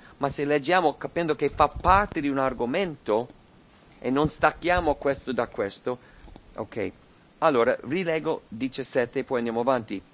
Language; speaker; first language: Italian; non-native, fluent; English